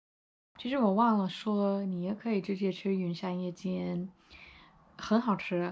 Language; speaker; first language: Chinese; non-native, fluent; English